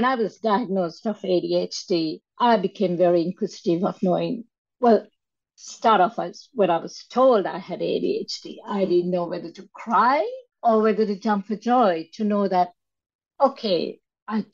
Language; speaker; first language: English; non-native, local second language; Sinhala